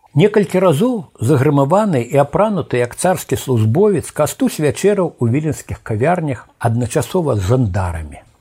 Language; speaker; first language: Belarusian; native; Belarusian